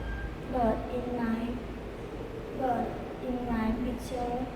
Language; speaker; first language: English; non-native, learner; Vietnamese